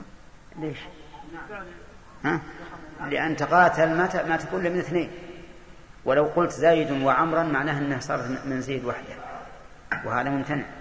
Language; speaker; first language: Arabic; native; Arabic